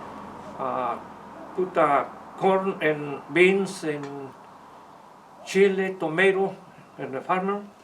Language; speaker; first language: English; non-native, learner; Spanish